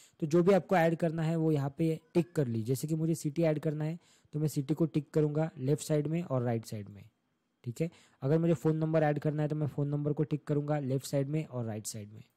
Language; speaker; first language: Hindi; non-native, local second language; Marathi